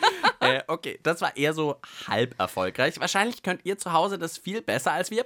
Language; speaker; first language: German; native; German